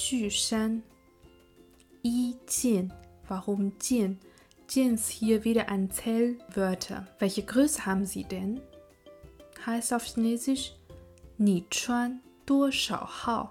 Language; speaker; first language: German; non-native, fluent; Chinese